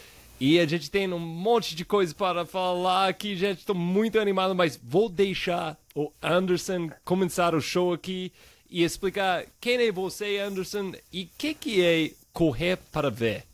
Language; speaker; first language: Portuguese; non-native, fluent; English